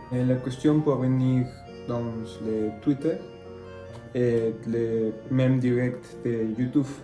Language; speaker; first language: French; non-native, learner; Spanish